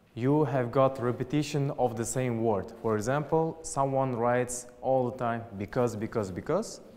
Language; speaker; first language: English; non-native, fluent; Uzbek